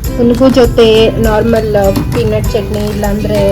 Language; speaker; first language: Kannada; non-native, local second language; Telugu